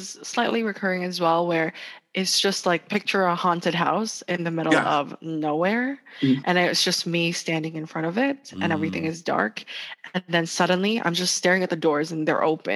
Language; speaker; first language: English; non-native, local second language; Hiligaynon